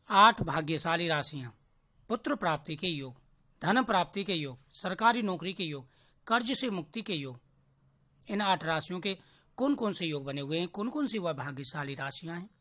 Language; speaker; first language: Hindi; native; Hindi